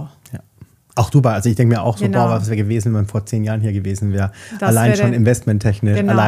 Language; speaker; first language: German; native; German